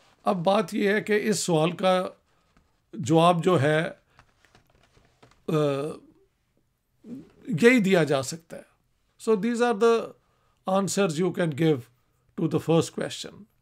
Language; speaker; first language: Urdu; non-native, local second language; Punjabi